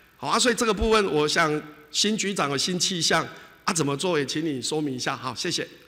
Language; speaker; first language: Chinese; native; Chinese